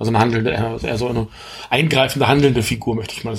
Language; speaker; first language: German; native; German